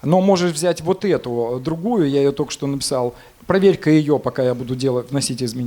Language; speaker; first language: Russian; native; Russian